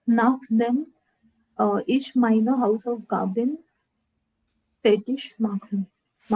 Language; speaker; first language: German; non-native, learner; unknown